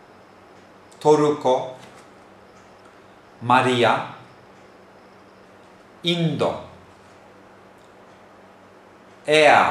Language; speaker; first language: Japanese; non-native, fluent; Turkish